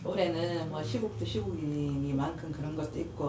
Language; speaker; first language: Korean; native; Korean